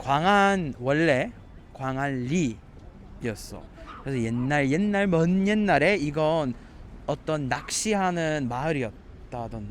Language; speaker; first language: Korean; non-native, fluent; English